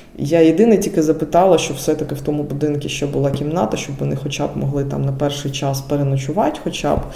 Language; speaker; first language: Ukrainian; non-native, local second language; Russian